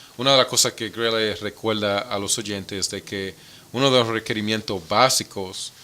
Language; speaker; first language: Spanish; early bilingual, other home language; English